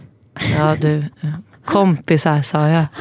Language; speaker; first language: Swedish; native; Swedish